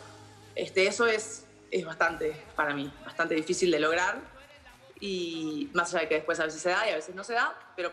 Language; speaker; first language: Spanish; native; Spanish